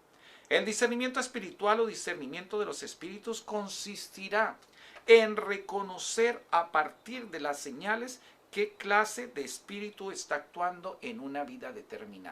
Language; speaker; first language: Spanish; native; Spanish